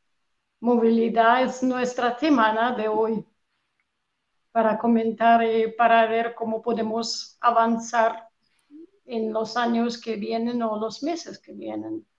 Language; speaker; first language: Spanish; non-native, fluent; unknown